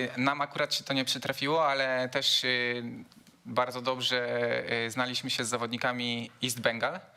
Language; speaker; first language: Polish; native; Polish